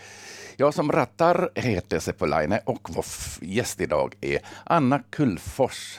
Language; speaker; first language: Swedish; native; Swedish